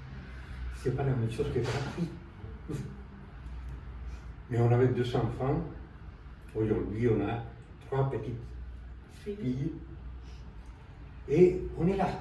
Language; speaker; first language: French; non-native, fluent; Spanish